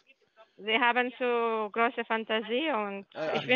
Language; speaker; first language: German; non-native, learner; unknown